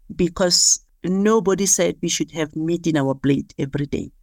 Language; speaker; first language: English; non-native, local second language; Southern Sotho